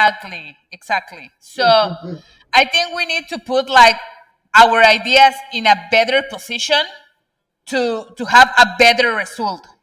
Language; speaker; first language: English; non-native, learner; Spanish